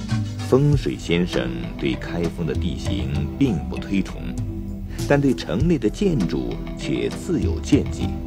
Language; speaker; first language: Chinese; native; Chinese